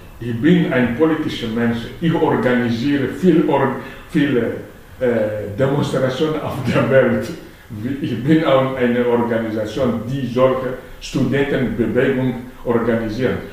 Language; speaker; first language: German; non-native, fluent; Malagasy